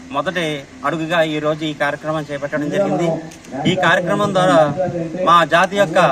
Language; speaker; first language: Telugu; native; Telugu